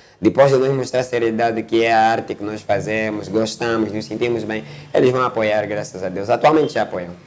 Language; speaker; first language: Portuguese; native; Portuguese